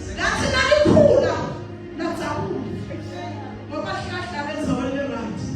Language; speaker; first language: Zulu; non-native, local second language; Swati